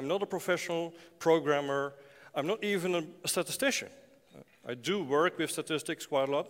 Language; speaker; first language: English; non-native, fluent; Dutch